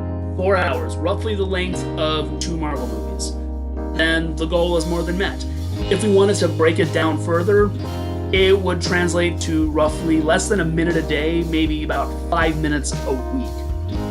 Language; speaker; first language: English; native; English